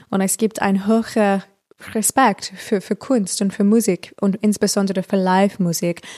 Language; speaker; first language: German; non-native, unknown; English